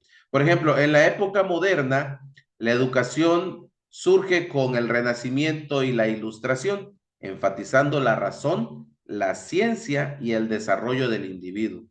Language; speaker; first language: Spanish; native; Spanish